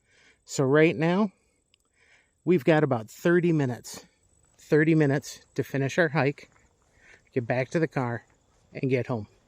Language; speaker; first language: English; native; English